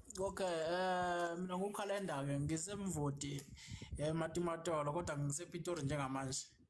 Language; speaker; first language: Zulu; native; Zulu